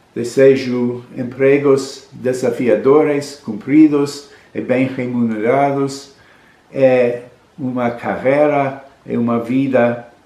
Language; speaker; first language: Portuguese; non-native, learner; English